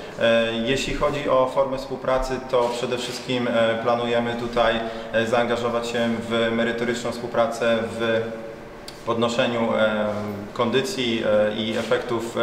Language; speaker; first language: Polish; native; Polish